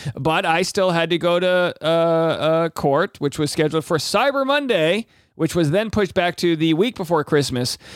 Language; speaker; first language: English; native; English